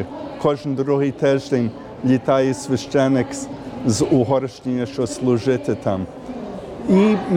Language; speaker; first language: Ukrainian; early bilingual, heritage; Ukrainian